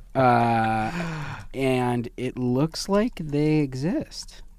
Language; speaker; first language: English; native; English